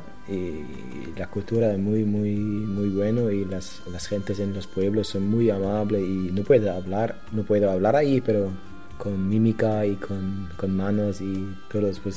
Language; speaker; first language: Spanish; non-native, learner; German